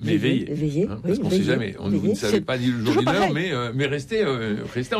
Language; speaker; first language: French; native; French